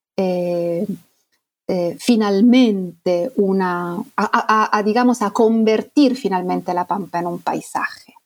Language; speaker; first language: Spanish; non-native, fluent; Italian